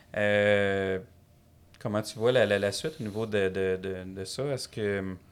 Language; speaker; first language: French; native; French